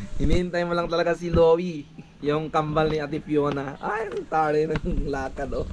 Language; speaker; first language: Filipino; non-native, local second language; Cebuano